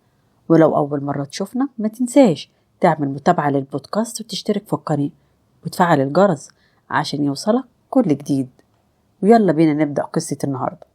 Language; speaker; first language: Arabic; native; Arabic